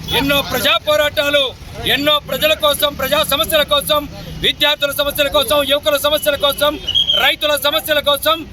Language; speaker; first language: Telugu; native; Telugu